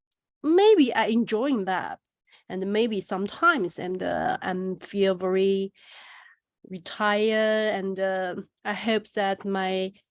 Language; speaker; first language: English; non-native, learner; Chinese